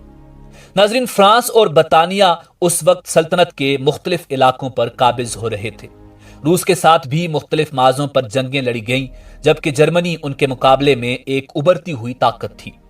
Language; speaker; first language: Urdu; native; Urdu